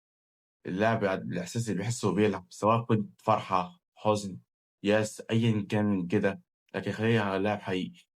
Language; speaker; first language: Arabic; native; Arabic